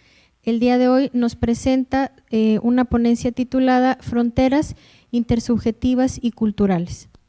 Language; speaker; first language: Spanish; native; Spanish